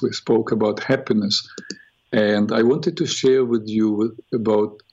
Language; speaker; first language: English; non-native, fluent; Russian